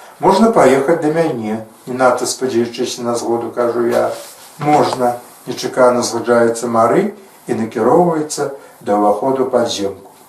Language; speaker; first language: Belarusian; native; Belarusian